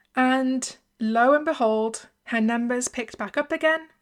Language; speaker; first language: English; native; English